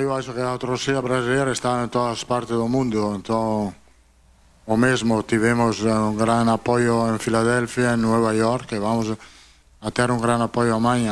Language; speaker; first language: Portuguese; non-native, learner; Italian